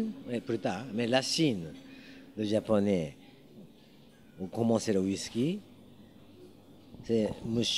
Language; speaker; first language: French; non-native, learner; Japanese